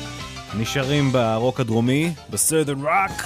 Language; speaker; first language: Hebrew; native; Hebrew